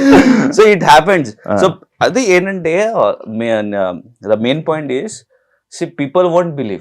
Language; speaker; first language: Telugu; non-native, local second language; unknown